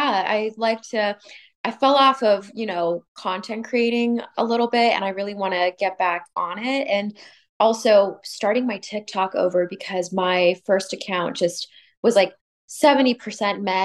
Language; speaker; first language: English; native; English